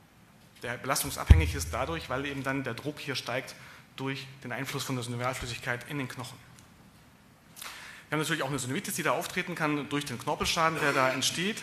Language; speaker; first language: German; native; German